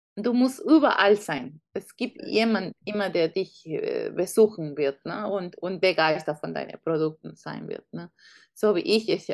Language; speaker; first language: German; non-native, fluent; Spanish